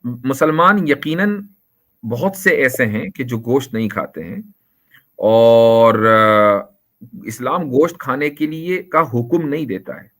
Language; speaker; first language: Hindi; native; Hindi